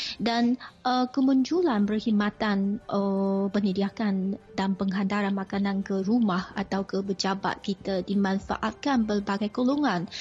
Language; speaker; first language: Malay; non-native, fluent; Chinese